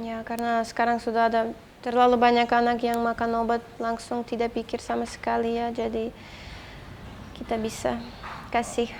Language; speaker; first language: Indonesian; non-native, fluent; Russian